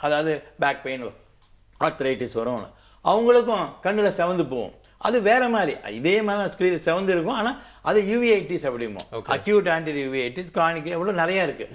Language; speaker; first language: Tamil; native; Tamil